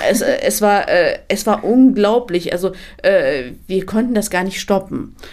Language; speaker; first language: German; early bilingual, other home language; Turkish